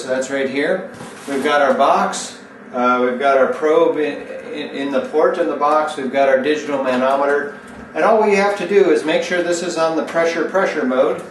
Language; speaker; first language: English; native; English